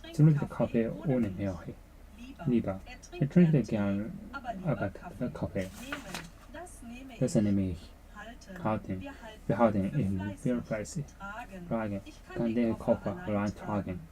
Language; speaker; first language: German; non-native, learner; Japanese